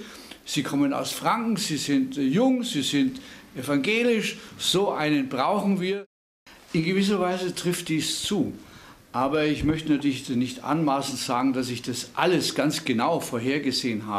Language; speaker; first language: German; native; German